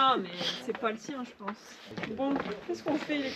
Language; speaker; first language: French; native; French